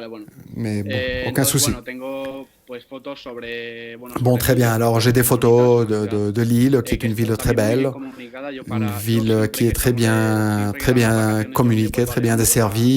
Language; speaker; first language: French; non-native, fluent; Spanish